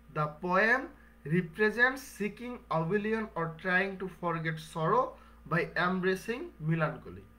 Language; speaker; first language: English; non-native, local second language; Bangla